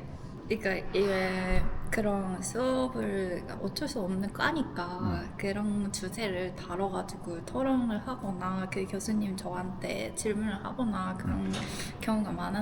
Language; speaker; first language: Korean; non-native, fluent; Japanese